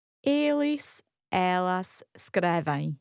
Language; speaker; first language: Portuguese; non-native, learner; English